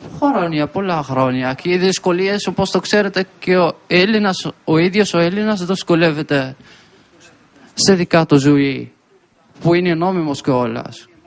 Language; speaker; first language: Greek; non-native, fluent; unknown